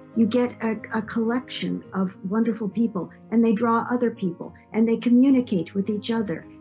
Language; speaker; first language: English; native; English